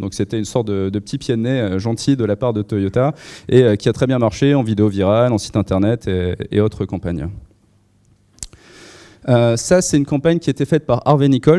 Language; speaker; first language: French; native; French